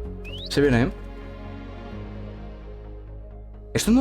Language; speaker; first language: Spanish; native; Spanish